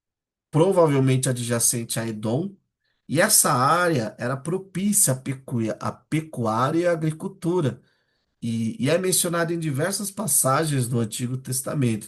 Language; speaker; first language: Portuguese; native; Portuguese